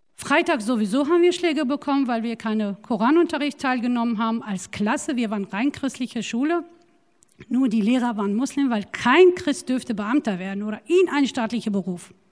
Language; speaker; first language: German; non-native, fluent; Turoyo